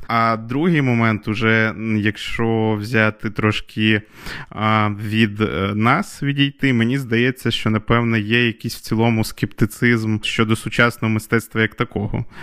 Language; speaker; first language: Ukrainian; native; Ukrainian